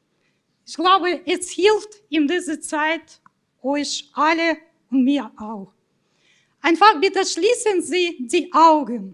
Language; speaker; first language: German; non-native, fluent; Russian